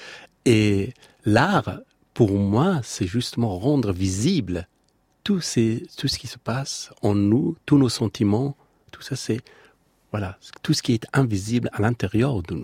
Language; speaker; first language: French; non-native, fluent; Persian